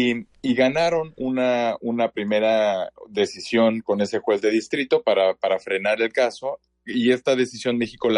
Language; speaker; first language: Spanish; native; Spanish